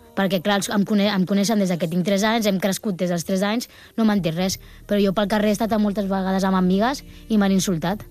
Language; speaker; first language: Catalan; early bilingual, other home language; Japanese